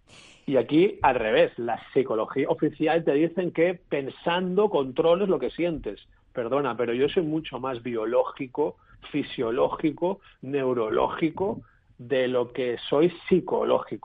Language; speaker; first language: Spanish; native; Spanish